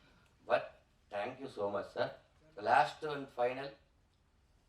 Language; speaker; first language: Tamil; non-native, learner; Telugu